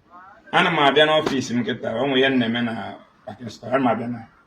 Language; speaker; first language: Igbo; native; Igbo